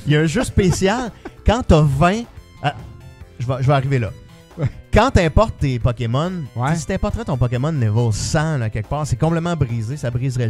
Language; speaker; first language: French; native; French